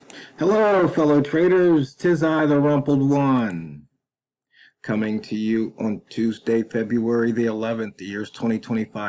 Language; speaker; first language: English; native; English